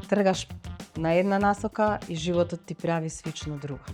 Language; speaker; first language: Macedonian; native; Macedonian